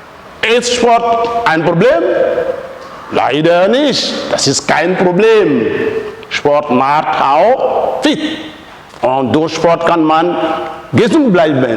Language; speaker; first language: German; non-native, fluent; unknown